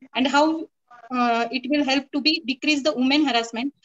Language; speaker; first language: English; non-native, local second language; Marathi